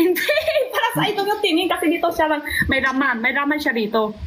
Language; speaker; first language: Filipino; non-native, learner; Chinese